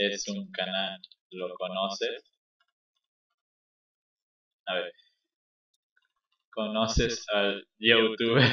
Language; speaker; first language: Spanish; native; Spanish